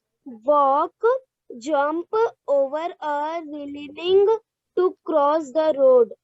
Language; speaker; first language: English; non-native, learner; Hindi